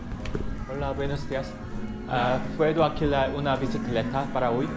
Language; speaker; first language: Spanish; non-native, learner; Korean